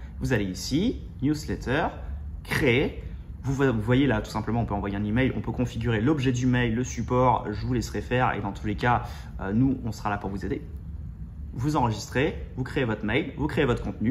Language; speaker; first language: French; native; French